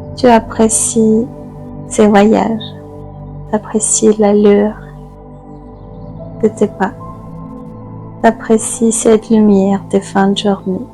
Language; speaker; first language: French; native; French